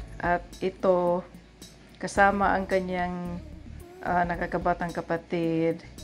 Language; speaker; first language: Filipino; non-native, local second language; Cebuano